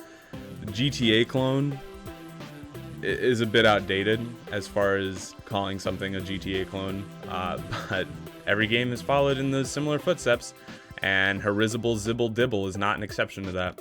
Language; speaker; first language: English; native; English